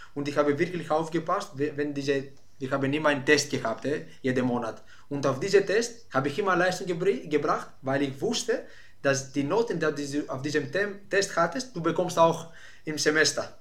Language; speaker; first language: German; non-native, fluent; Greek